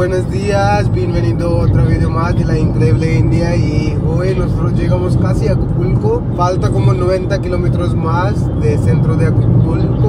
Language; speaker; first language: Spanish; non-native, learner; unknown